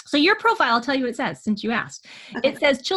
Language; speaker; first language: English; native; English